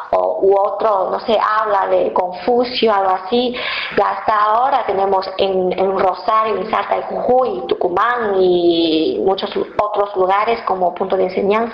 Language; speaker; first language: Spanish; non-native, fluent; Chinese